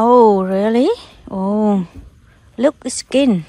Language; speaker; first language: English; non-native, learner; Vietnamese